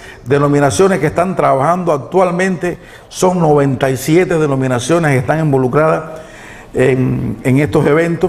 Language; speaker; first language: Spanish; native; Spanish